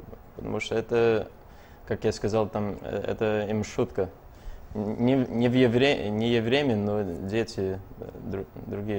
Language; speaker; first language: Russian; early bilingual, heritage; Russian